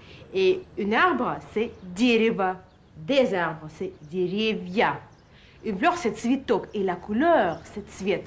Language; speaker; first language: French; non-native, fluent; Russian